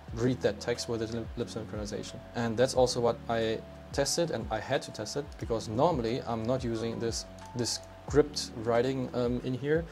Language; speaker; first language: English; non-native, fluent; German